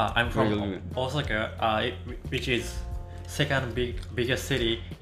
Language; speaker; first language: English; non-native, learner; Japanese